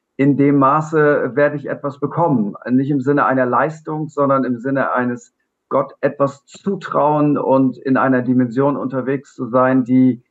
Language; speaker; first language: German; native; German